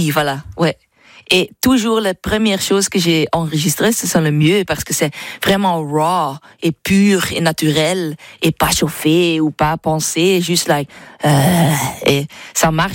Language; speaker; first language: French; non-native, fluent; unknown